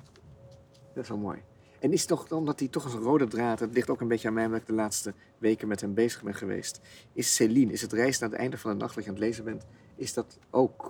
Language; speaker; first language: Dutch; native; Dutch